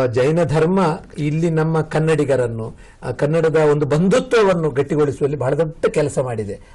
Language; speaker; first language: Kannada; native; Kannada